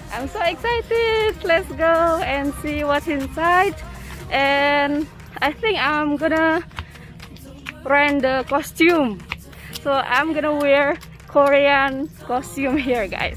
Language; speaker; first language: English; non-native, learner; Indonesian